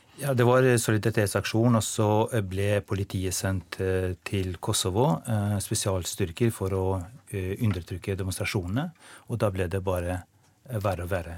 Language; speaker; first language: Norwegian; non-native, fluent; Albanian